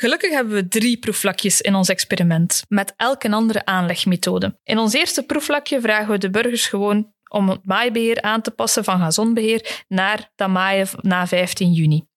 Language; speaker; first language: Dutch; native; Dutch